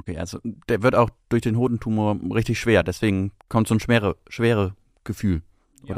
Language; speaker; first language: German; native; German